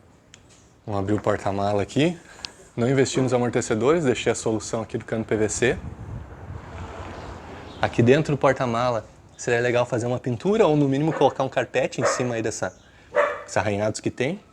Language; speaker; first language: Portuguese; native; Portuguese